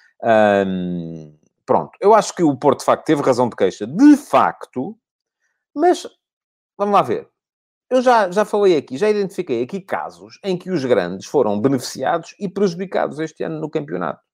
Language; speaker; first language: Portuguese; native; Portuguese